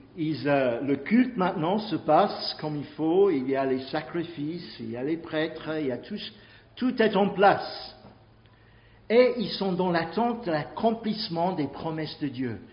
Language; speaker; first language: French; non-native, fluent; English